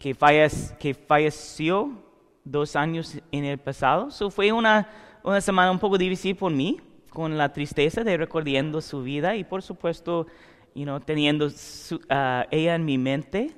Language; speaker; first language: Spanish; non-native, learner; English